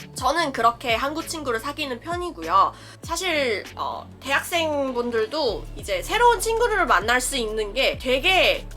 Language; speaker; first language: Korean; non-native, fluent; Chinese